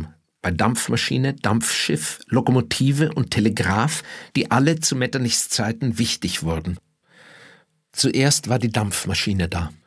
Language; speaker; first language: German; native; German